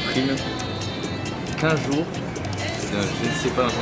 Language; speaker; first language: French; native; French